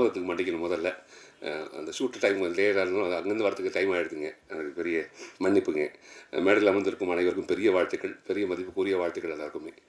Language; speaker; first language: Tamil; native; Tamil